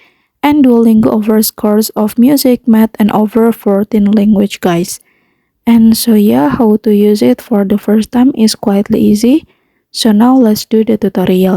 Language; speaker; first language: English; non-native, fluent; Indonesian